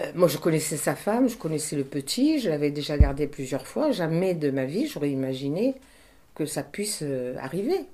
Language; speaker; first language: French; native; French